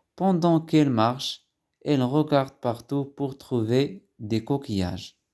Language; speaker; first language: French; non-native, local second language; Arabic